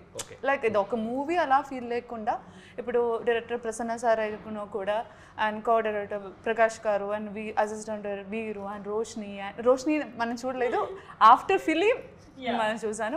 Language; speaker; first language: Telugu; non-native, learner; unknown